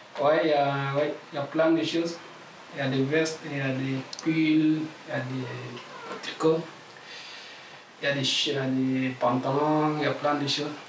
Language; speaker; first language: French; non-native, learner; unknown